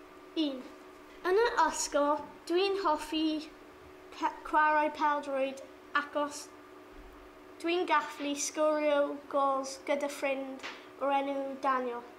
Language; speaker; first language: Welsh; non-native, learner; English